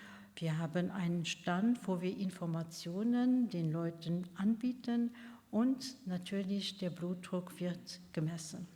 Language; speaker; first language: German; non-native, local second language; Luxembourgish